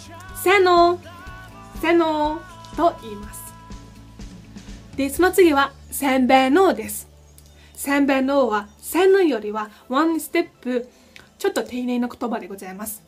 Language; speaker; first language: Japanese; non-native, fluent; Mongolian